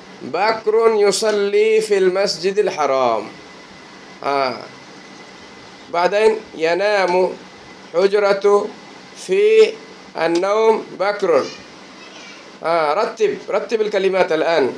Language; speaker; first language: Arabic; non-native, fluent; Bangla